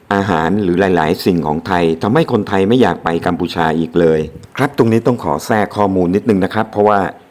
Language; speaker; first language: Thai; native; Thai